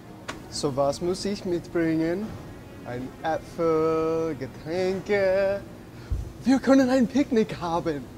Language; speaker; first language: German; non-native, learner; English